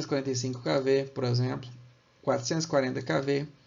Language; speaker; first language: Portuguese; native; Portuguese